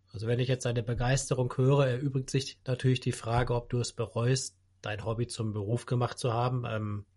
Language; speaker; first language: German; native; German